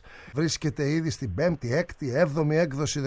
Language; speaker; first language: Greek; native; Greek